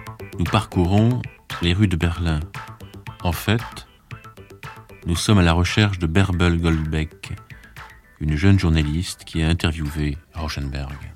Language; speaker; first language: French; native; French